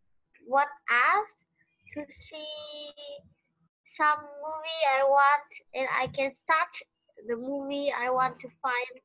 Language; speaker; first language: English; non-native, learner; Vietnamese